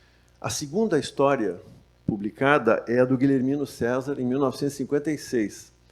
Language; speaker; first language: Portuguese; native; Portuguese